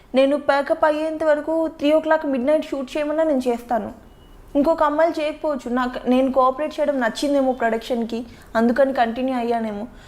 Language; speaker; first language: Telugu; native; Telugu